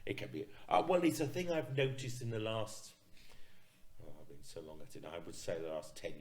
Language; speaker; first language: English; native; English